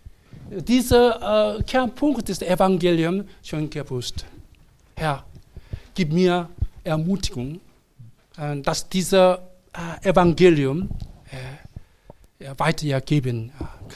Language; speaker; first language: German; non-native, learner; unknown